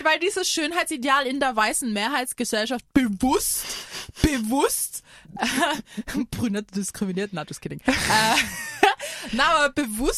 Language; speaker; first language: German; native; German